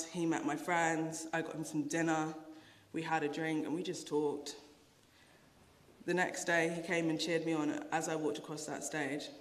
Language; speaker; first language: English; native; English